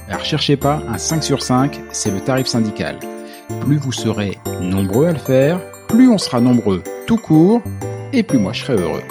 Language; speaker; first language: French; native; French